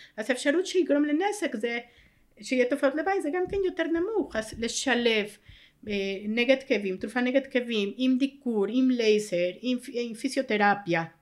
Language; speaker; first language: Hebrew; non-native, fluent; Spanish